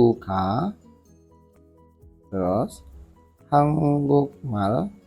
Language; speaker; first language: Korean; non-native, learner; Indonesian